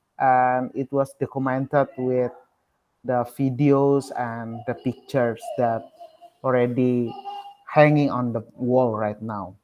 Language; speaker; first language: English; non-native, learner; Indonesian